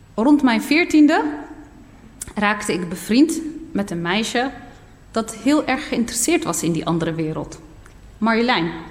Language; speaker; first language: Dutch; early bilingual, other home language; Berber languages